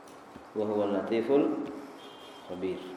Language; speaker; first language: Arabic; non-native, learner; Indonesian